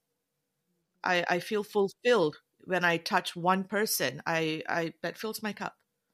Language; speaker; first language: English; non-native, local second language; Tamil